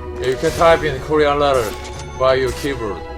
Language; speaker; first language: English; non-native, learner; Korean